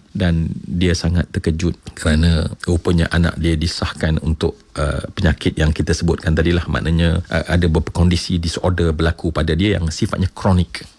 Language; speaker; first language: Malay; native; Malay